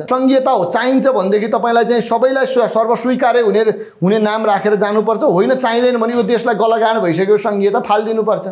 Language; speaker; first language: Nepali; native; Nepali